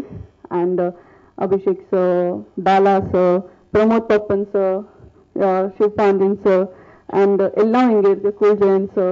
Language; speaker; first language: Tamil; non-native, learner; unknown